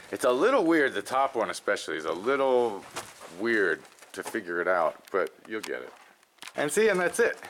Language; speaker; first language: English; native; English